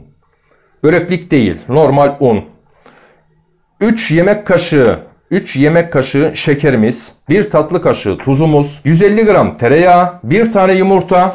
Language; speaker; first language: Turkish; native; Turkish